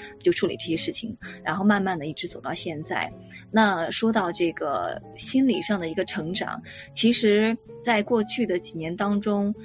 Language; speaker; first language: Chinese; native; Chinese